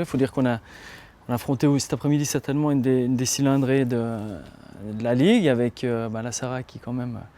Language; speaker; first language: French; native; French